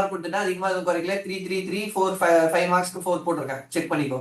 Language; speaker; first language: Tamil; native; Tamil